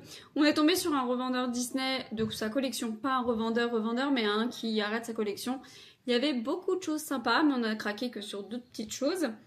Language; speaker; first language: French; native; French